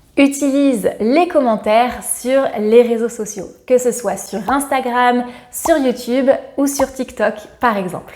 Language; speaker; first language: French; native; French